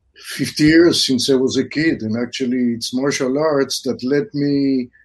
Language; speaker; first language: English; non-native, fluent; Hebrew